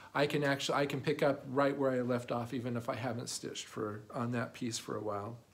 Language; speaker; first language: English; native; English